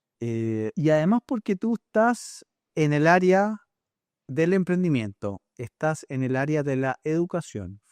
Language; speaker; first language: Spanish; native; Spanish